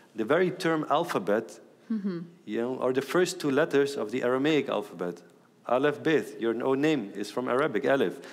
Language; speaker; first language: English; non-native, fluent; Aramaic